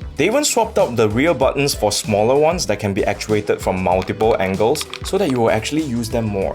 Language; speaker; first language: English; native; English